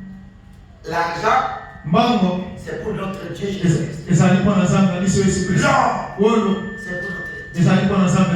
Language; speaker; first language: French; non-native, local second language; Lingala